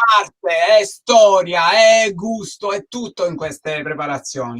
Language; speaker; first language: Italian; native; Italian